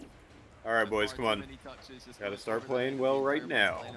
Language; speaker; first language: English; native; English